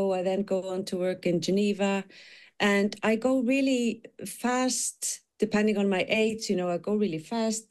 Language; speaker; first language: English; non-native, fluent; Icelandic